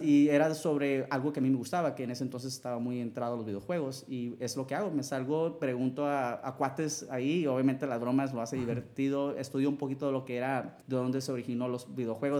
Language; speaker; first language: Spanish; early bilingual, heritage; Spanish